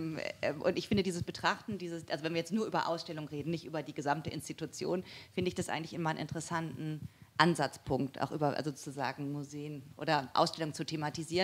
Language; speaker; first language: German; native; German